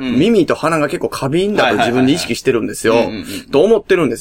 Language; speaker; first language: Japanese; native; Japanese